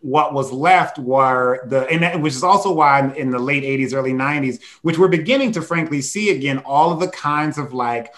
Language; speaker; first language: English; native; English